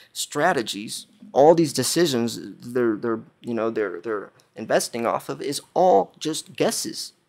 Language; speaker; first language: English; native; English